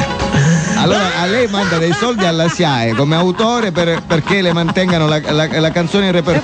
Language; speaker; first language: Italian; native; Italian